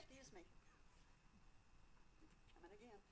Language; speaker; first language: English; native; English